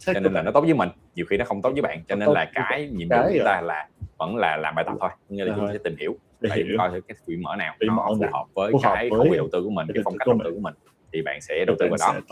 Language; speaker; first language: Vietnamese; native; Vietnamese